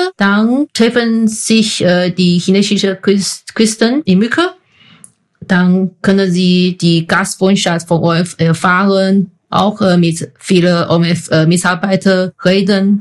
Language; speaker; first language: German; non-native, fluent; Chinese